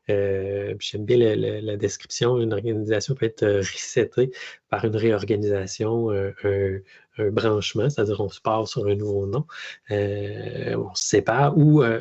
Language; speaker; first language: French; native; French